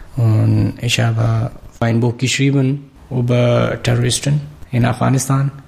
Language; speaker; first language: German; non-native, learner; Pashto